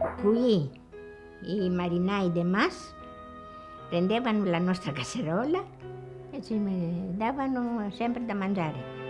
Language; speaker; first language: Italian; non-native, learner; Greek